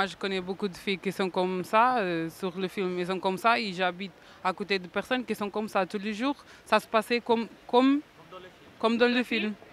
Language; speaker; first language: French; non-native, learner; Arabic